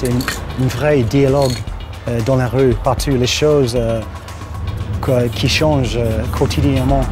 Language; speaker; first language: French; non-native, fluent; English